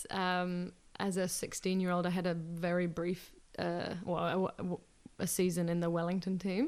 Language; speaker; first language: English; native; English